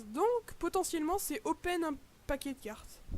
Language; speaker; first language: French; native; French